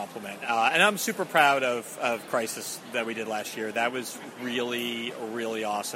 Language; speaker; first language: English; native; English